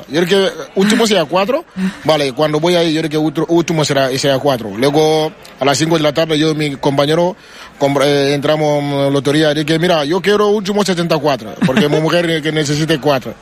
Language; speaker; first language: Spanish; non-native, learner; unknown